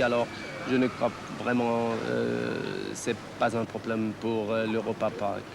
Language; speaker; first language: French; non-native, learner; German